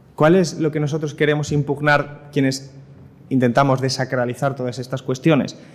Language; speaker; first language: Spanish; native; Spanish